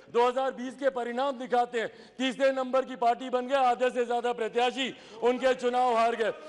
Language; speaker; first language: Hindi; native; Hindi